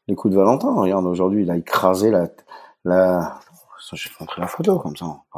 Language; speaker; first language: French; native; French